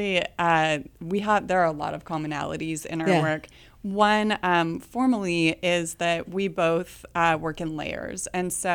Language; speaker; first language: English; native; English